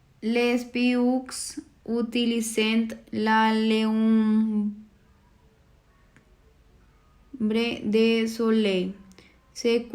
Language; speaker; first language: French; non-native, learner; Spanish